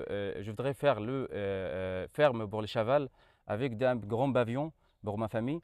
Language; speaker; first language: French; non-native, learner; Arabic